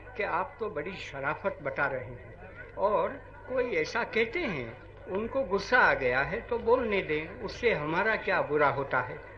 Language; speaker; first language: Hindi; non-native, local second language; Gujarati